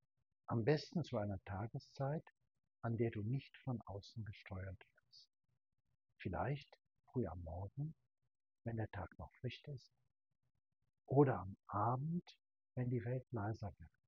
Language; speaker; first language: German; native; German